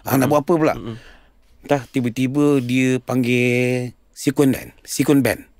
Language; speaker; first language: Malay; non-native, local second language; Chinese